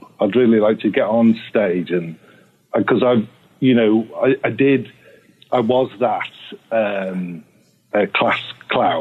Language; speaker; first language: English; native; English